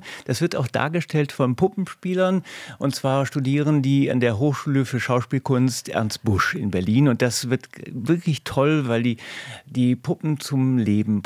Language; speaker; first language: German; native; German